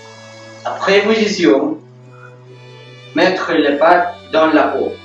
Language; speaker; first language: French; non-native, learner; Spanish